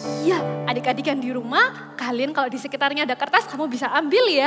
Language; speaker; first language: Indonesian; native; Indonesian